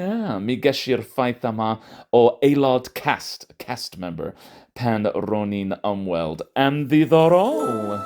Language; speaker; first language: Welsh; non-native, fluent; English